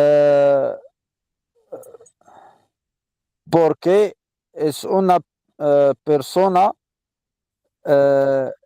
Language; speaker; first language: Spanish; non-native, learner; Arabic